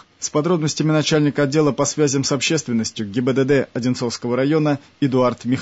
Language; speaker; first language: Russian; native; Russian